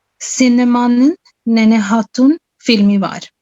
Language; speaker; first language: Turkish; non-native, learner; Urdu